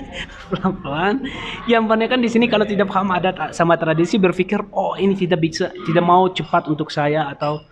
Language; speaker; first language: Indonesian; non-native, learner; Arabic